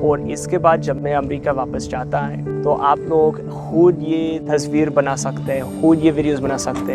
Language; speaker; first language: Hindi; non-native, fluent; English